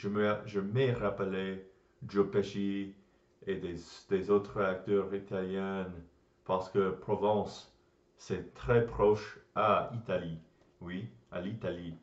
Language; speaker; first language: French; non-native, learner; English